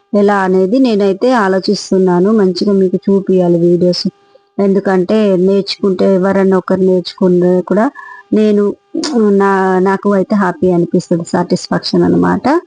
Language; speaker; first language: Telugu; non-native, local second language; Marathi